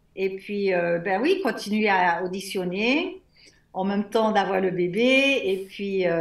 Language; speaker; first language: French; native; French